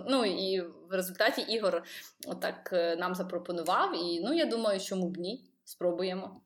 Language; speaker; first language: Ukrainian; native; Ukrainian